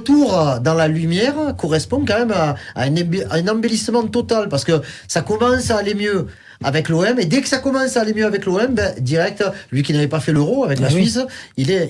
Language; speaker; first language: French; native; French